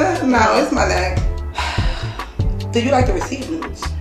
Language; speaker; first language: English; native; English